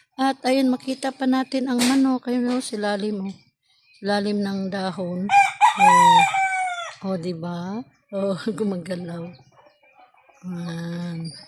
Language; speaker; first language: Filipino; non-native, local second language; Cebuano